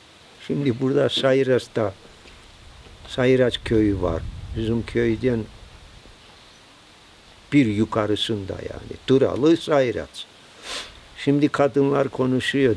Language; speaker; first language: Turkish; non-native, local second language; Greek